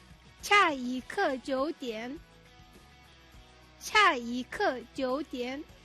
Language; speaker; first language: Chinese; non-native, fluent; Mongolian